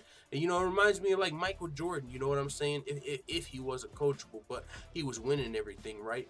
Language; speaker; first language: English; native; English